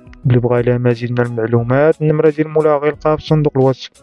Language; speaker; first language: Arabic; native; Arabic